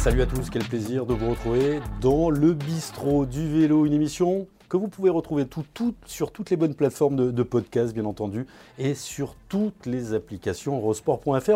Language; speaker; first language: French; native; French